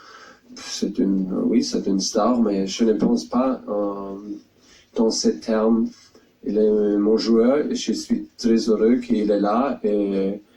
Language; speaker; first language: French; non-native, fluent; German